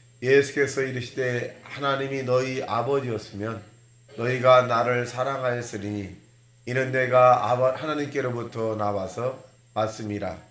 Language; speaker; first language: Korean; native; Korean